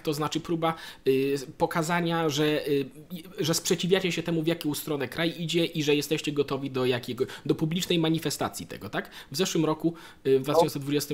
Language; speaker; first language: Polish; native; Polish